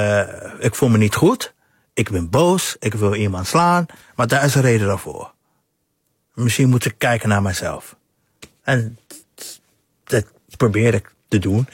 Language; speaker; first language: Dutch; non-native, fluent; English